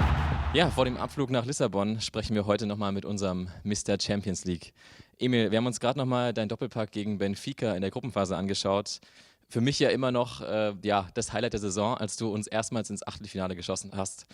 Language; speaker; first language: German; native; German